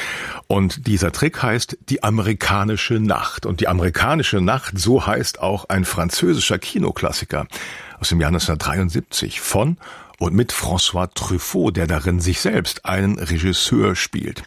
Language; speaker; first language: German; native; German